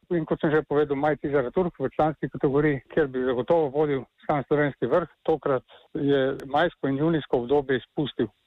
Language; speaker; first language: Slovenian; native; Slovenian